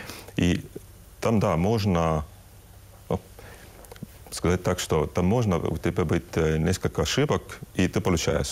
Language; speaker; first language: Russian; non-native, local second language; Estonian